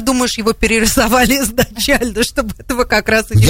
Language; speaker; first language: Russian; native; Russian